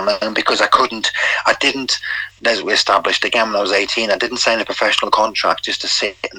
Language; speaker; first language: English; native; English